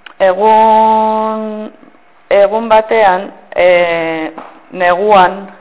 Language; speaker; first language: Basque; non-native, local second language; Spanish